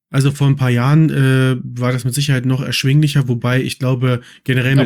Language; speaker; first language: German; native; German